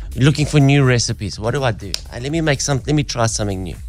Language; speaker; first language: English; native; English